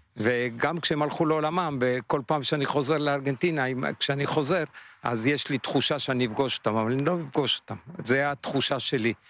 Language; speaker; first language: Hebrew; non-native, fluent; Spanish